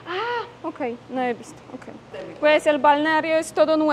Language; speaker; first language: Spanish; non-native, fluent; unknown